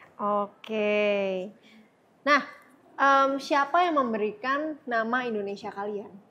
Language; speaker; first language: Indonesian; native; Indonesian